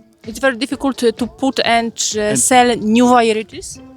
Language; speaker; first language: English; non-native, learner; Polish